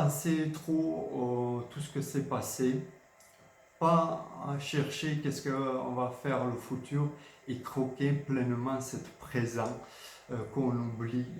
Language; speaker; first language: French; non-native, fluent; Georgian